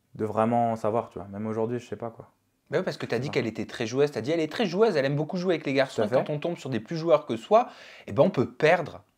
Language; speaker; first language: French; native; French